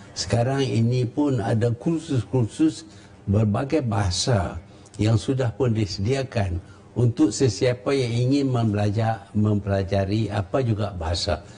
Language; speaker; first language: Malay; native; Malay